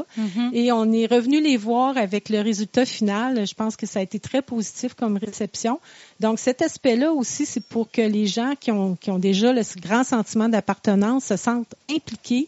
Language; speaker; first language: French; native; French